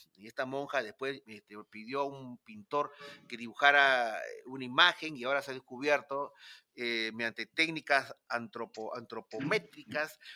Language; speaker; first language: Spanish; native; Spanish